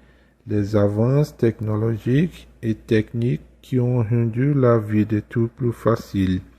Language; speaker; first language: French; non-native, learner; Portuguese